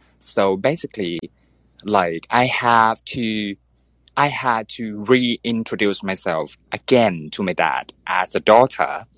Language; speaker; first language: English; non-native, fluent; Thai